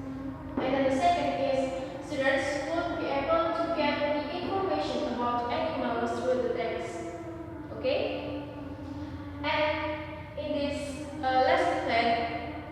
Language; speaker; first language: English; non-native, learner; Indonesian